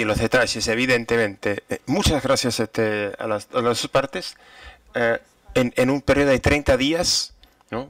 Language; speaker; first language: Spanish; non-native, fluent; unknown